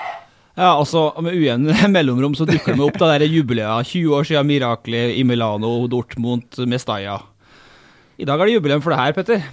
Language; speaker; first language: Norwegian; native; Norwegian